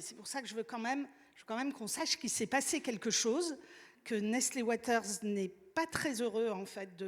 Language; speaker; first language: French; native; French